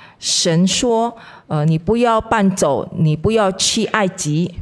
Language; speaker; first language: Chinese; non-native, fluent; Indonesian